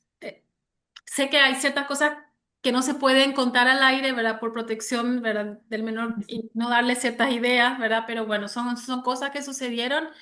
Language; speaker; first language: Spanish; early bilingual, other home language; German